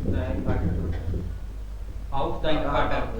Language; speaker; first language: German; non-native, learner; Hindi